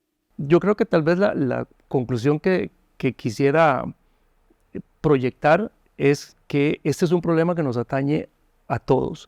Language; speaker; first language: Spanish; native; Spanish